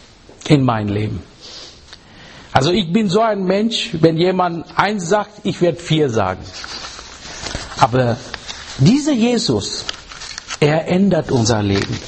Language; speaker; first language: German; non-native, learner; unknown